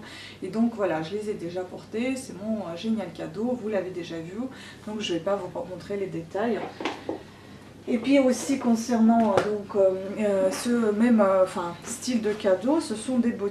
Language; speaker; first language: French; non-native, fluent; Russian